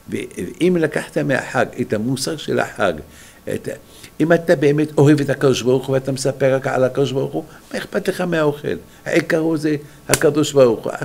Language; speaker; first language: Hebrew; non-native, fluent; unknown